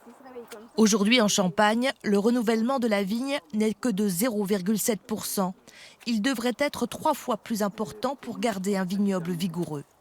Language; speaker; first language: French; native; French